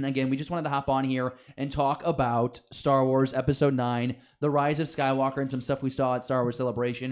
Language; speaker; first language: English; native; English